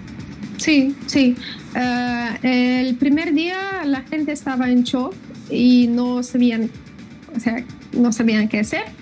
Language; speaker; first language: Spanish; non-native, fluent; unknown